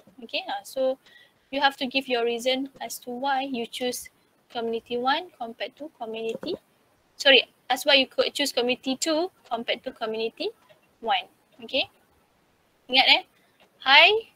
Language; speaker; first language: English; non-native, local second language; Malay